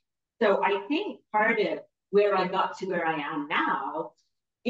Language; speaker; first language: English; native; English